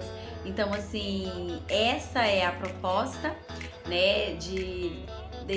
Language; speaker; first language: Portuguese; native; Portuguese